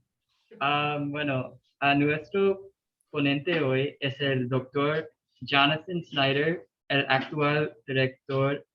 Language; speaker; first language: Spanish; non-native, learner; English